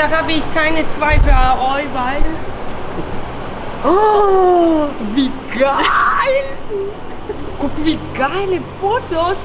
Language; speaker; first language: German; non-native, fluent; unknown